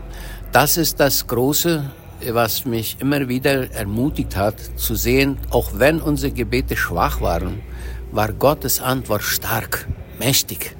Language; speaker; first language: German; early bilingual, heritage; Low German